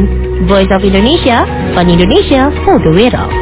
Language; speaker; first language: Dutch; non-native, fluent; Indonesian